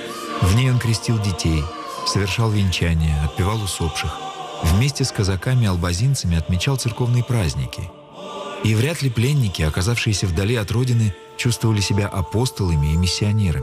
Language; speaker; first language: Russian; native; Russian